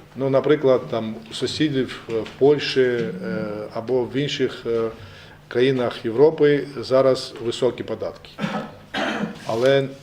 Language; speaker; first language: Ukrainian; non-native, learner; Georgian